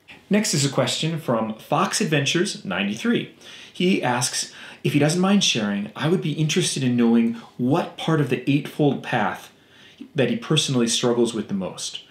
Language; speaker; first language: English; native; English